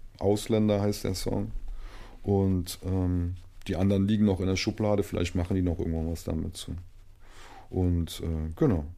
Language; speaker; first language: German; native; German